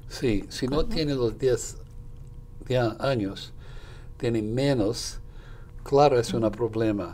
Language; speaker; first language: Spanish; non-native, fluent; Portuguese